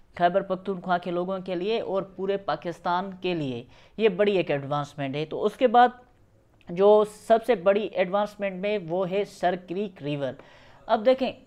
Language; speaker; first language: Urdu; non-native, local second language; Sindhi